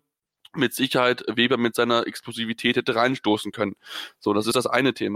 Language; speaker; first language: German; native; German